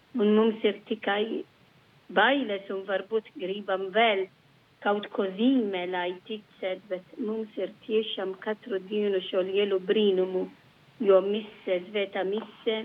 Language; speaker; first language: Latvian; non-native, learner; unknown